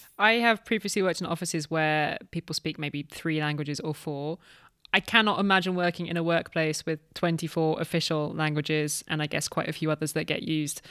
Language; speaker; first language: English; native; English